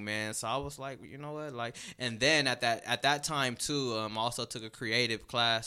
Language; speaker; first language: English; native; English